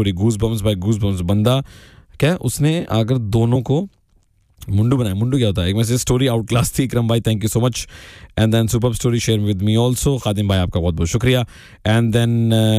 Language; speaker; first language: Hindi; native; Hindi